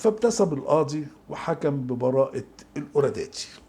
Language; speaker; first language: Arabic; native; Arabic